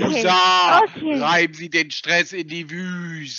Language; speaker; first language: German; native; German